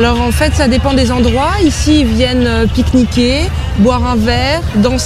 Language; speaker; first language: French; native; French